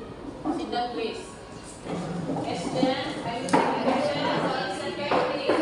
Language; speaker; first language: English; non-native, learner; Indonesian